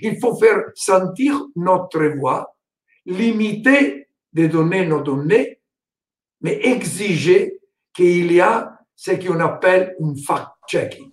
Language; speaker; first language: French; non-native, fluent; Italian